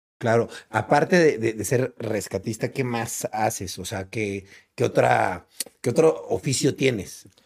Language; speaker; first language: Spanish; native; Spanish